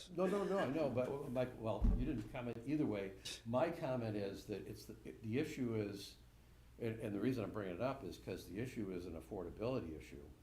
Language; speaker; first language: English; native; English